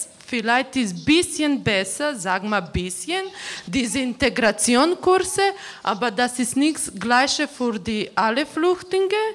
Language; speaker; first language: German; non-native, learner; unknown